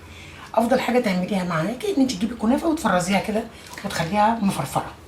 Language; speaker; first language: Arabic; native; Arabic